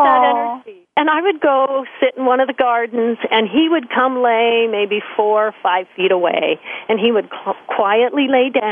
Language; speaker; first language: English; native; English